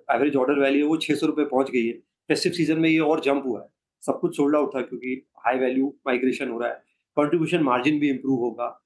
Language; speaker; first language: Hindi; native; Hindi